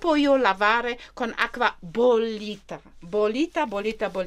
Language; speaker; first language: Italian; non-native, learner; Czech